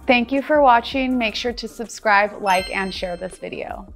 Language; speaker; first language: English; native; English